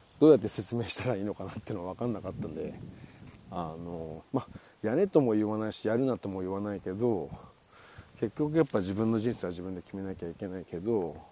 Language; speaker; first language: Japanese; native; Japanese